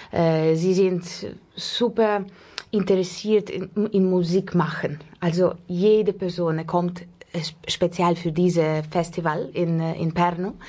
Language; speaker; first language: German; non-native, learner; Russian